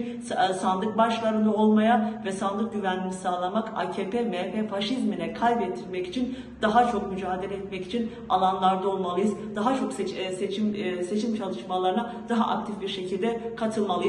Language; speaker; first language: Turkish; native; Turkish